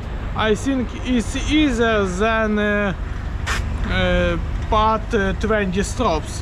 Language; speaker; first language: English; non-native, learner; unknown